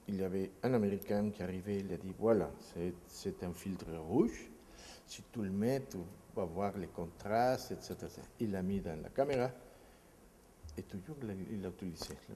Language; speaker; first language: French; non-native, fluent; Spanish